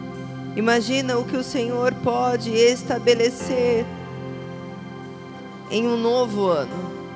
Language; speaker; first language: Portuguese; native; Portuguese